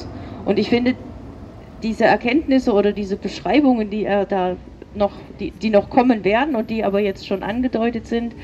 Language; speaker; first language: German; native; German